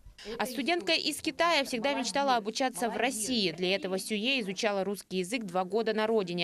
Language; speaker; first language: Russian; native; Russian